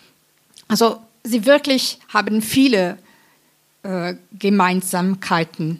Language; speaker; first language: German; non-native, fluent; Italian